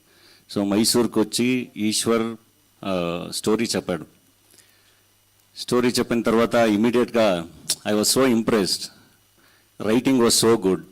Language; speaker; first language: Telugu; non-native, learner; Kannada